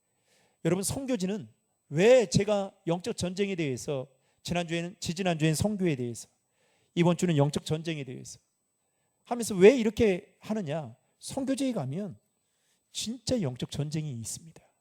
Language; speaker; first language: Korean; native; Korean